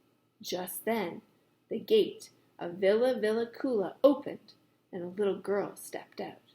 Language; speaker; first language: English; native; English